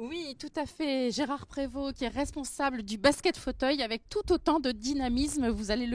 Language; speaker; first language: French; native; French